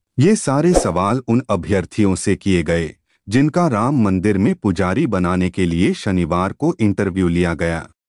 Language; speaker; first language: Hindi; native; Hindi